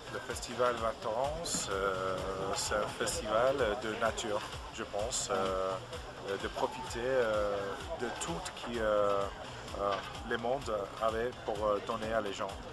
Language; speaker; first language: French; non-native, learner; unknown